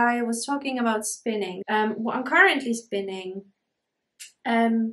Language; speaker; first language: English; non-native, fluent; Polish